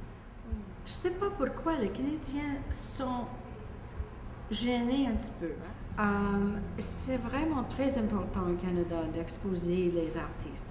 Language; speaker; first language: French; non-native, local second language; English